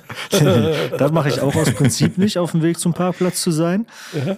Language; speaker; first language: German; native; German